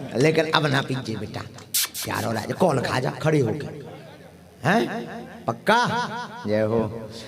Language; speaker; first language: Hindi; native; Hindi